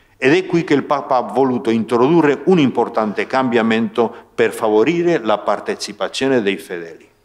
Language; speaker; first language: Italian; non-native, fluent; Spanish